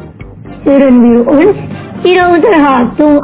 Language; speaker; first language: German; non-native, learner; Indonesian